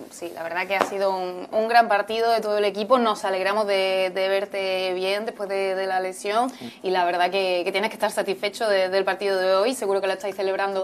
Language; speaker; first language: Spanish; native; Spanish